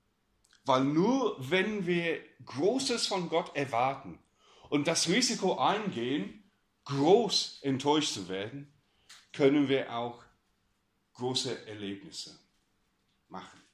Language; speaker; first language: German; non-native, fluent; English